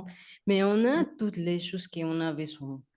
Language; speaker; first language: French; non-native, learner; Spanish